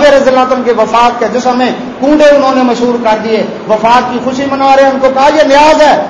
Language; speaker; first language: Urdu; non-native, local second language; Saraiki